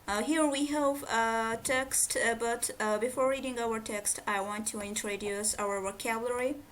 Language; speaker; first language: English; non-native, fluent; Azerbaijani